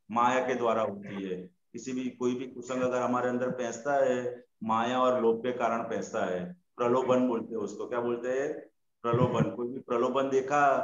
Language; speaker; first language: Hindi; non-native, local second language; Gujarati